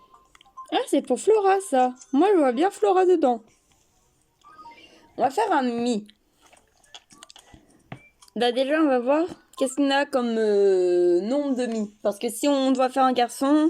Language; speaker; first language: French; native; French